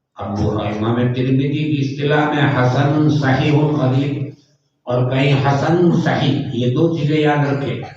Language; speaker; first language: Urdu; non-native, local second language; Gujarati